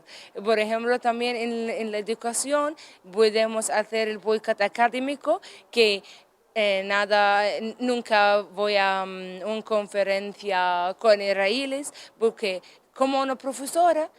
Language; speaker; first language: Spanish; non-native, learner; Arabic